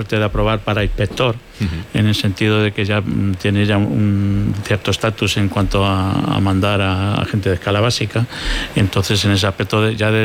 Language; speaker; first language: Spanish; native; Spanish